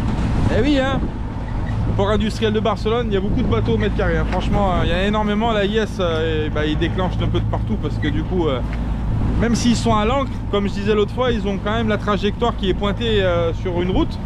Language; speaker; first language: French; native; French